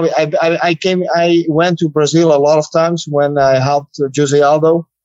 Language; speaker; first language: English; non-native, fluent; Dutch